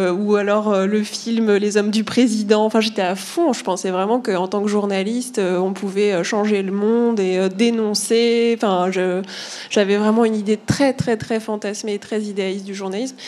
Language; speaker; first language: French; native; French